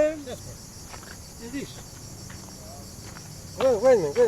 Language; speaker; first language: English; non-native, learner; Greek